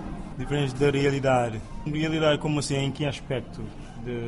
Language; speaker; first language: Portuguese; non-native, local second language; Kabuverdianu